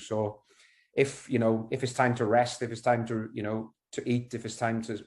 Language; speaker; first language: English; native; English